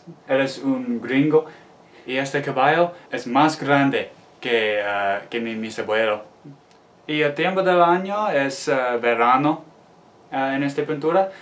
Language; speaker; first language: Spanish; non-native, learner; English